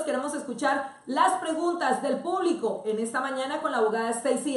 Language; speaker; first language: Spanish; native; Spanish